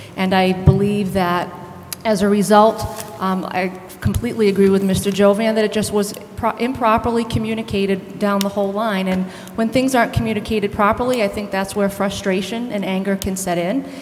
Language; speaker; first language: English; native; English